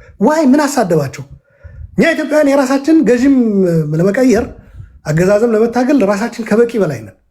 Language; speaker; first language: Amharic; non-native, local second language; Tigrinya